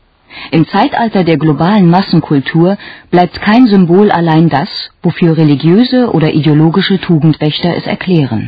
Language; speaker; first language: German; native; German